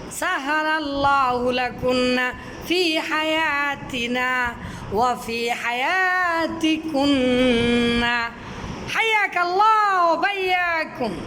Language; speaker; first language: Arabic; non-native, fluent; Bangla